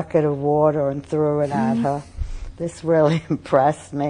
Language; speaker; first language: English; early bilingual, other home language; German